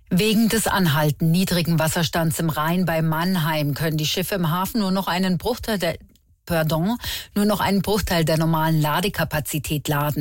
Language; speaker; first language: German; native; German